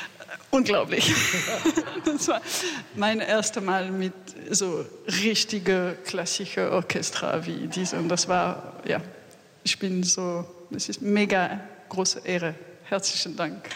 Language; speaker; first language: German; non-native, learner; French